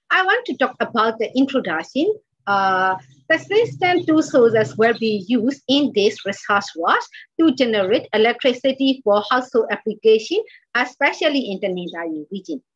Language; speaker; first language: English; non-native, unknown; Burmese